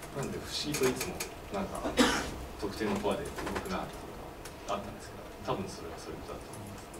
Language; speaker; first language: Japanese; native; Japanese